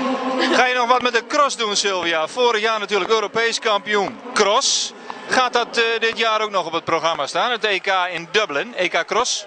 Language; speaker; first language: Dutch; native; Dutch